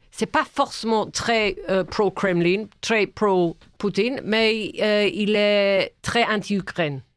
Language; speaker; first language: French; non-native, fluent; English